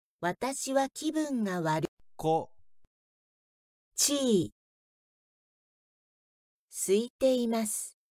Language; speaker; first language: Japanese; non-native, learner; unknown